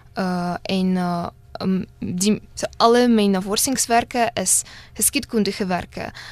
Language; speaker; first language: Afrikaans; non-native, fluent; Russian